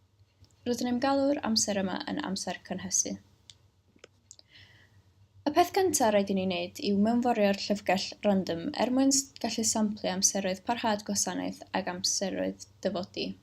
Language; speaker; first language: Welsh; native; Welsh